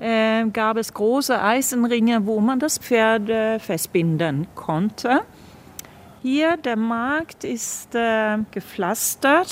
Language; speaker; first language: German; non-native, fluent; Swedish